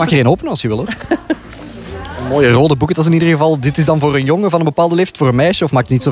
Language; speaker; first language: Dutch; native; Dutch